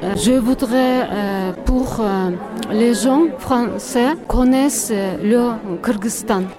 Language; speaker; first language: French; non-native, learner; Kyrgyz